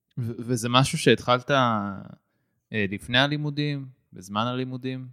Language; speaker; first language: Hebrew; native; Hebrew